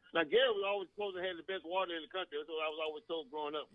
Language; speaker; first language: English; native; English